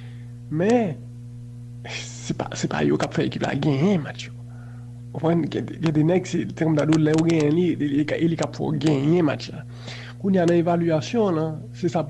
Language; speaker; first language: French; non-native, local second language; Haitian Creole